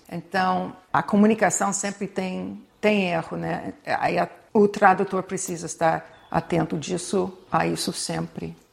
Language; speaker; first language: Portuguese; non-native, fluent; English